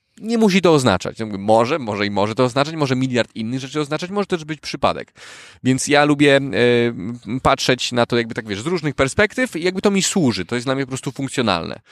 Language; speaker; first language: Polish; native; Polish